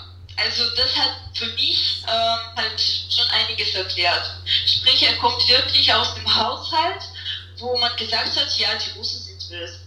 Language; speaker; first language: German; non-native, fluent; Russian